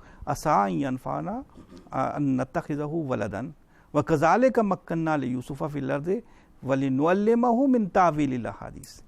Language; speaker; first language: French; non-native, fluent; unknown